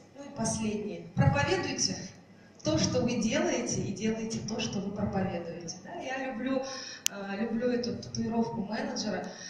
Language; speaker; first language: Russian; non-native, local second language; Tatar